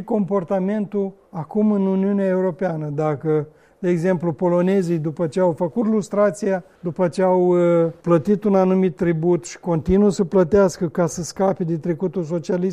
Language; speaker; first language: Romanian; native; Romanian